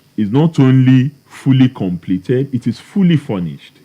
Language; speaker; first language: English; non-native, local second language; Yoruba